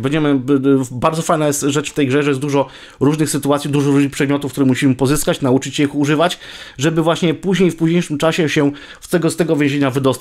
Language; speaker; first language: Polish; native; Polish